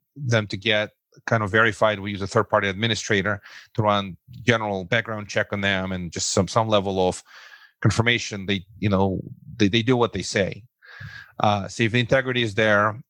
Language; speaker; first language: English; non-native, fluent; Russian